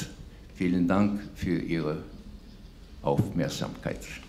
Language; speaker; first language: German; non-native, fluent; English